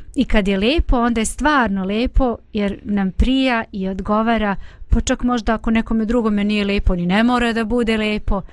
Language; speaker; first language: Bosnian; native; Bosnian